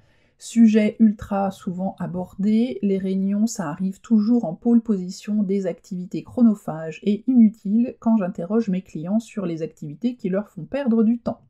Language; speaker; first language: French; native; French